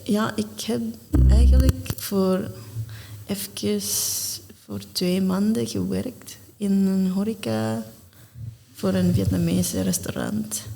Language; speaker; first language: Dutch; non-native, learner; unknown